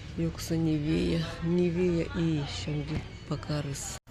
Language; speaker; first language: Turkish; non-native, learner; Russian